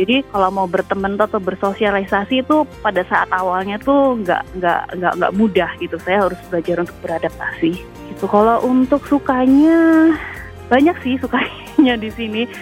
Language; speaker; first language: Indonesian; native; Indonesian